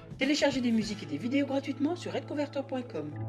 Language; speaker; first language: French; native; French